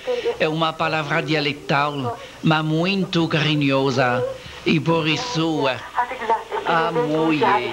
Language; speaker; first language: Portuguese; non-native, learner; French